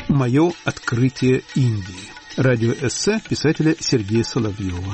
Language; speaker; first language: Russian; native; Russian